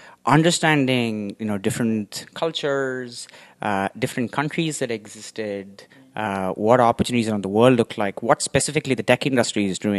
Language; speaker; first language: English; non-native, local second language; Tamil